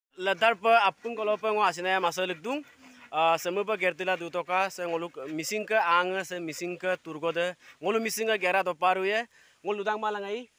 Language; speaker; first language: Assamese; non-native, local second language; Mising